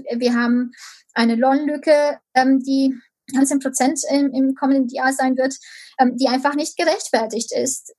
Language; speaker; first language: German; early bilingual, other home language; Romanian